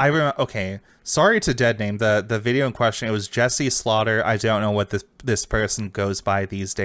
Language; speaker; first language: English; native; English